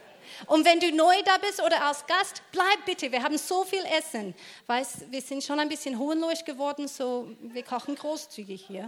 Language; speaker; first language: German; non-native, fluent; English